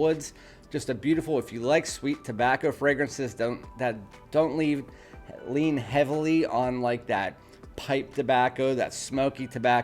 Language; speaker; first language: English; native; English